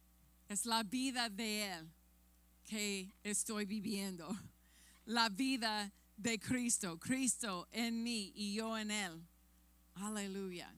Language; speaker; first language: Spanish; non-native, fluent; English